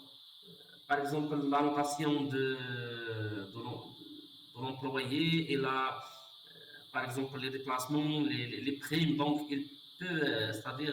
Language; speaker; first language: French; non-native, local second language; Arabic